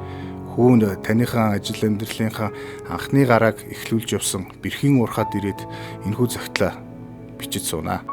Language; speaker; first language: Mongolian; native; Mongolian